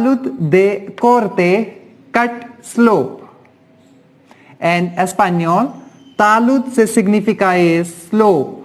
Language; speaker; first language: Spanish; non-native, learner; Hindi